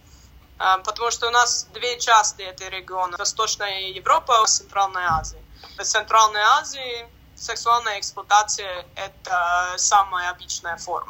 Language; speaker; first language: Russian; non-native, learner; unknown